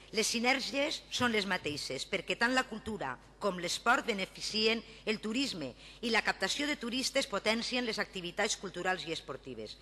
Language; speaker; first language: Catalan; native; Catalan